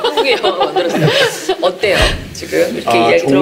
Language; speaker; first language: Korean; native; Korean